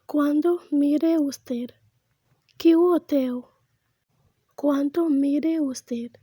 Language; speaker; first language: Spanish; non-native, fluent; Haitian Creole